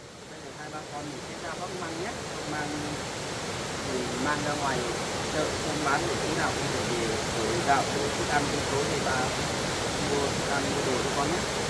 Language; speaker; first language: Vietnamese; native; Vietnamese